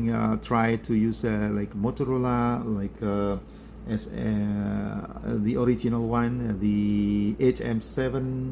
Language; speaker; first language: English; non-native, learner; Indonesian